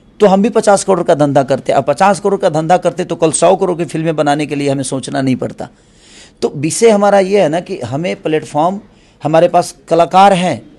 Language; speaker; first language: Hindi; native; Hindi